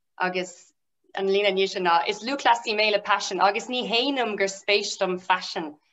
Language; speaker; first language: Irish; non-native, local second language; English